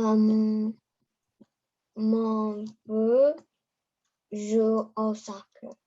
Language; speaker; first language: French; non-native, learner; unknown